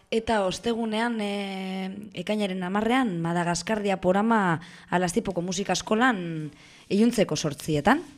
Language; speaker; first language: Basque; native; Basque